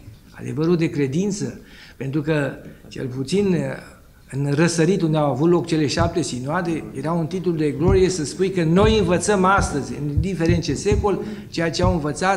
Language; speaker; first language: Romanian; native; Romanian